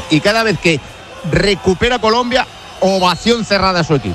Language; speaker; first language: Spanish; native; Spanish